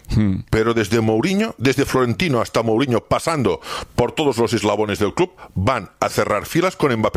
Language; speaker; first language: Spanish; native; Spanish